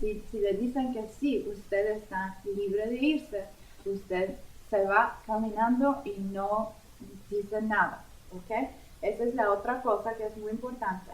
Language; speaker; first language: Spanish; non-native, fluent; English